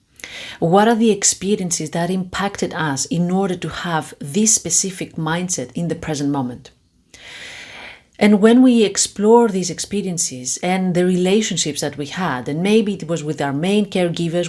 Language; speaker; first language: English; non-native, fluent; Greek